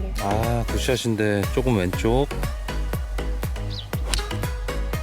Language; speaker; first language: Korean; native; Korean